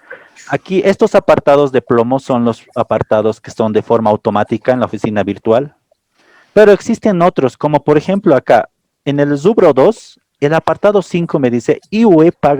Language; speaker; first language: Spanish; native; Spanish